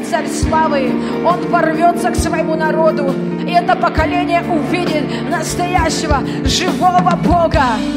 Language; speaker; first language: Russian; native; Russian